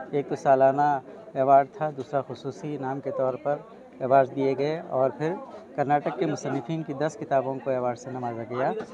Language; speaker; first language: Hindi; non-native, local second language; Urdu